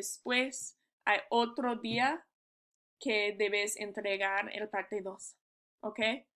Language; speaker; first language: Spanish; non-native, learner; English